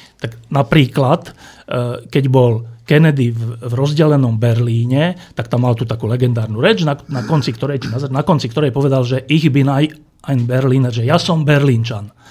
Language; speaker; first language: Slovak; native; Slovak